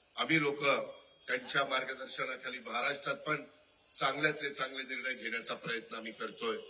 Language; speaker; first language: Marathi; native; Marathi